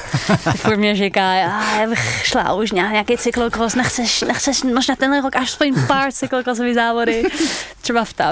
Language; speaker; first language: Czech; early bilingual, heritage; Dutch